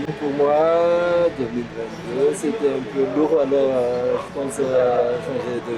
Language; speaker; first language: French; non-native, local second language; Malagasy